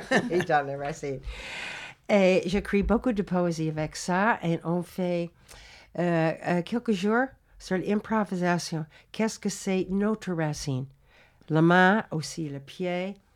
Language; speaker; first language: French; non-native, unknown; English